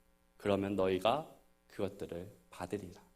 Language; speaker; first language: Korean; native; Korean